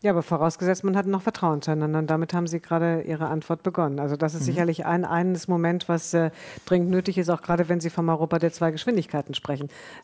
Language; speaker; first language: German; native; German